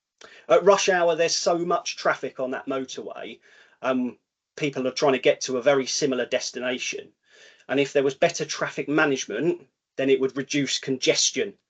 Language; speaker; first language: English; native; English